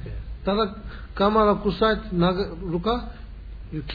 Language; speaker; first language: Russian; non-native, learner; Tibetan